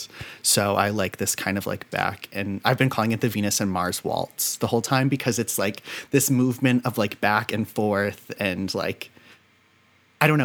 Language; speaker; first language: English; native; English